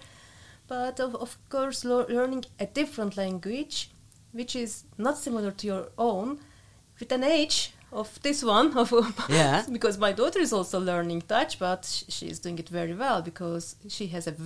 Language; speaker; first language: English; non-native, fluent; Turkish